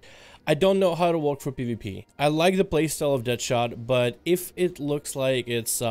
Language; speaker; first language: English; native; English